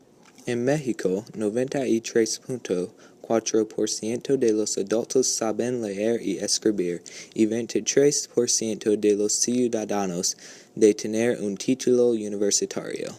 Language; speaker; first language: Spanish; non-native, learner; English